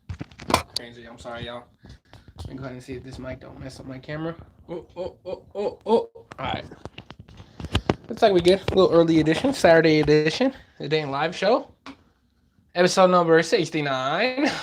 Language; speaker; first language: English; native; English